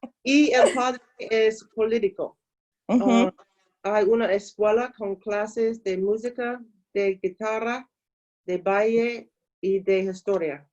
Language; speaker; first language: Spanish; non-native, learner; English